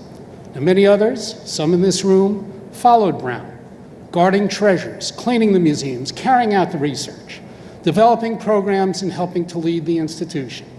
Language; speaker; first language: English; native; English